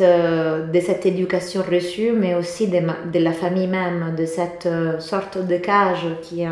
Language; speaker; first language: French; non-native, fluent; Italian